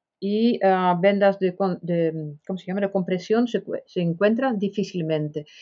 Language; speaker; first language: Spanish; non-native, fluent; Dutch